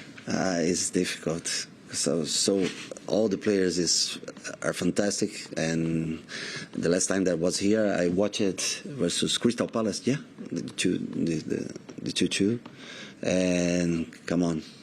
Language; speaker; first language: English; non-native, learner; Portuguese